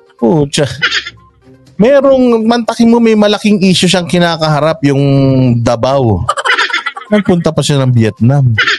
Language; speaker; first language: Filipino; non-native, local second language; Iloko